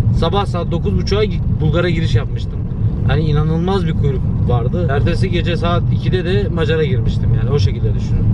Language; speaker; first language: Turkish; early bilingual, other home language; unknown